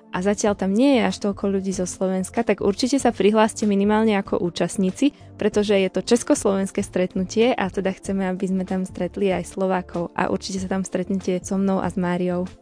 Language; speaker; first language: Slovak; native; Slovak